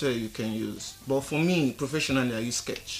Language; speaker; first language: English; non-native, local second language; Yoruba